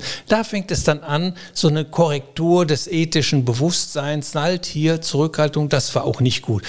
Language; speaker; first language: German; native; German